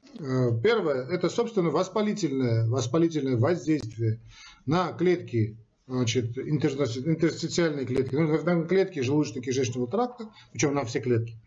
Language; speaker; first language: Russian; non-native, local second language; Armenian